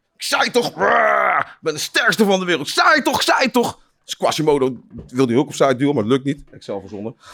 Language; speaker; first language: Dutch; native; Dutch